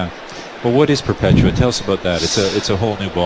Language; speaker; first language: English; native; English